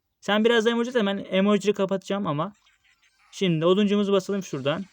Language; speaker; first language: Turkish; native; Turkish